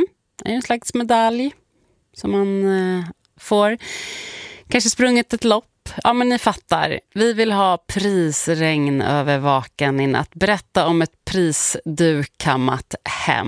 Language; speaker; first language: Swedish; native; Swedish